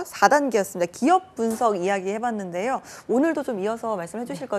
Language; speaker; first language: Korean; native; Korean